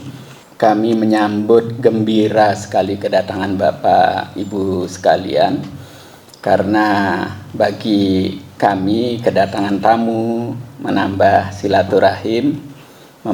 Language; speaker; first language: Indonesian; native; Indonesian